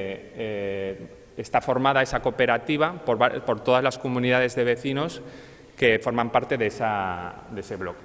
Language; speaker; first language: Spanish; native; Spanish